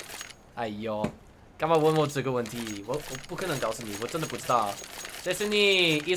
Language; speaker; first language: Chinese; non-native, learner; English